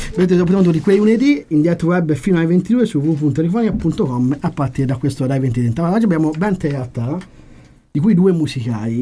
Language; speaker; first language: Italian; native; Italian